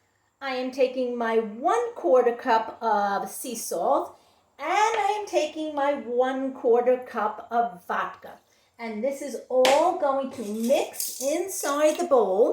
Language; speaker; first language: English; native; English